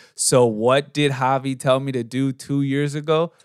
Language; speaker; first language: English; early bilingual, other home language; Spanish